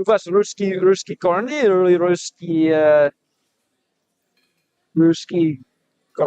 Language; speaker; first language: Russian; non-native, learner; English